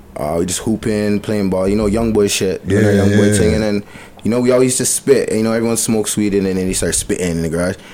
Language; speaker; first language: English; native; English